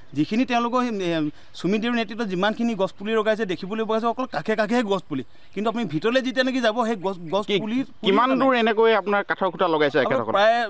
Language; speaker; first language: Assamese; native; Assamese